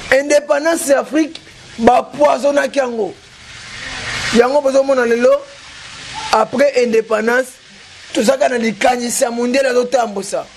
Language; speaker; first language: Lingala; non-native, local second language; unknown